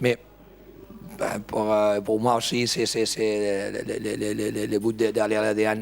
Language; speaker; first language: French; non-native, fluent; Spanish